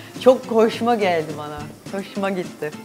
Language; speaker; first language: Turkish; non-native, learner; Portuguese